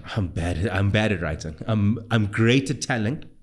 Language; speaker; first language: English; native; English